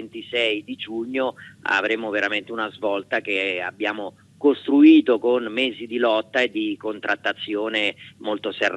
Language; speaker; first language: Italian; native; Italian